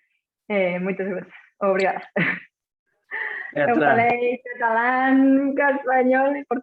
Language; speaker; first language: Portuguese; non-native, fluent; Catalan